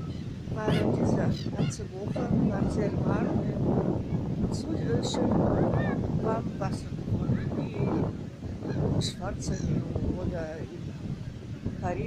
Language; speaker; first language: German; non-native, learner; Russian